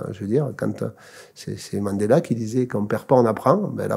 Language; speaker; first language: French; native; French